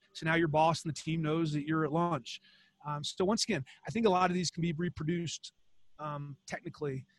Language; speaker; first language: English; native; English